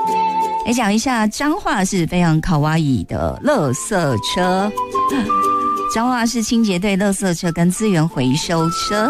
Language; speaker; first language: Chinese; native; Chinese